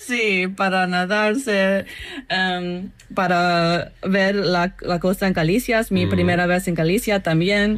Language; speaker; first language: Spanish; non-native, learner; English